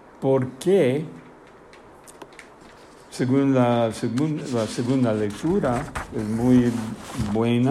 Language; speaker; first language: Spanish; non-native, fluent; English